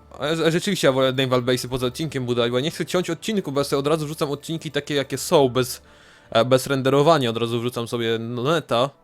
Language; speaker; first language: Polish; native; Polish